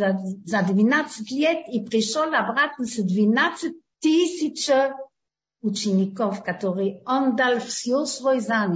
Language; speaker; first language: Russian; early bilingual, heritage; Hebrew